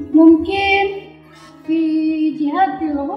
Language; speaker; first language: Arabic; non-native, learner; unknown